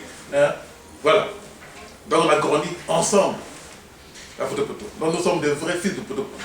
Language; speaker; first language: French; non-native, local second language; Lingala